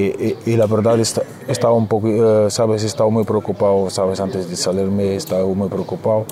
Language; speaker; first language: Spanish; non-native, fluent; Arabic